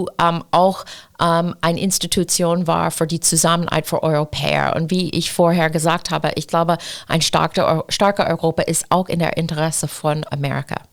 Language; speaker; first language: German; non-native, fluent; English